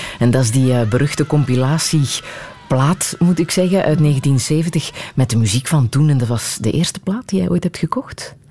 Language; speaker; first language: Dutch; native; Dutch